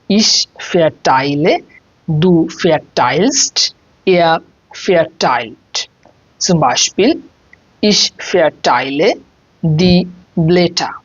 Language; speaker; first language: German; non-native, fluent; Bangla